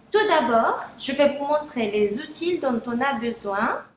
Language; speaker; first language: French; non-native, fluent; Spanish